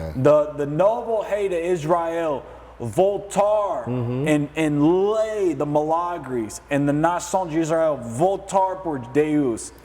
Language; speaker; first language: Portuguese; non-native, learner; English